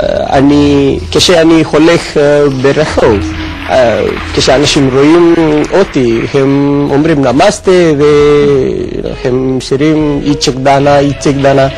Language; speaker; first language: Hebrew; non-native, learner; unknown